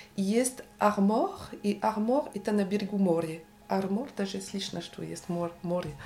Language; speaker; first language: Russian; non-native, fluent; French